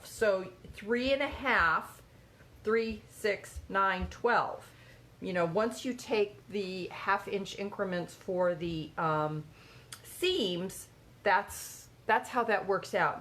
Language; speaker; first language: English; native; English